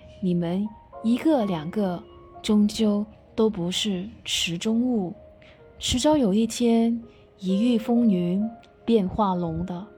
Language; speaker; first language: Chinese; native; Chinese